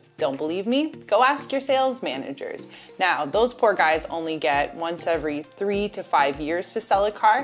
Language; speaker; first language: English; native; English